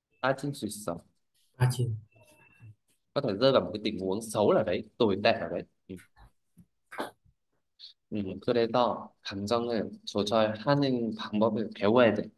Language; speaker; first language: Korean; non-native, fluent; Vietnamese